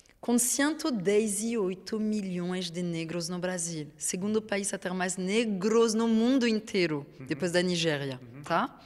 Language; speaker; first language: Portuguese; non-native, fluent; French